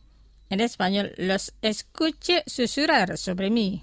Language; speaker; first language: Spanish; non-native, fluent; Indonesian